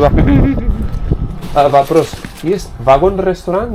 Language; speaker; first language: Russian; non-native, learner; Spanish